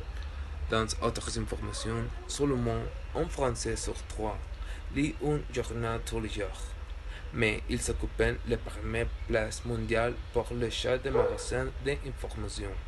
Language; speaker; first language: French; non-native, learner; Spanish